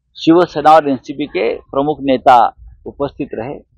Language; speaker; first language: Hindi; non-native, local second language; Marathi